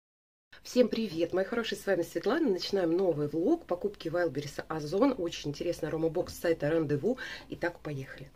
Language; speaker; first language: Russian; native; Russian